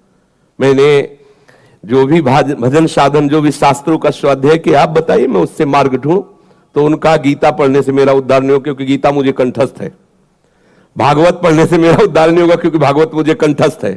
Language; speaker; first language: Hindi; native; Hindi